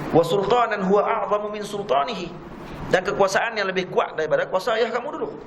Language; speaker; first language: Malay; native; Malay